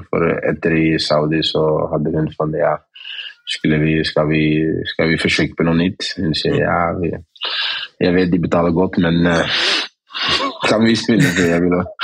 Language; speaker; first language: Norwegian; early bilingual, other home language; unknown